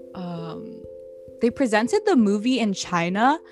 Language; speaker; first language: English; early bilingual, other home language; Filipino